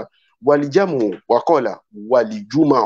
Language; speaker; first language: Arabic; non-native, fluent; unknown